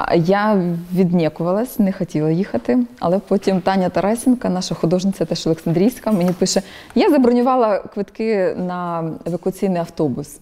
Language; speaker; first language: Ukrainian; native; Ukrainian